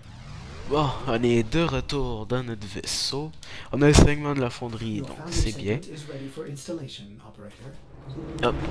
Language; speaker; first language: French; native; French